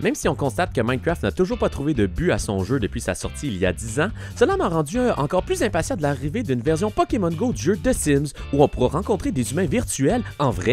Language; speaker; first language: French; native; French